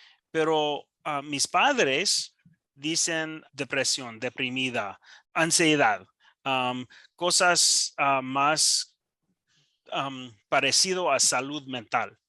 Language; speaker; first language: Spanish; non-native, learner; English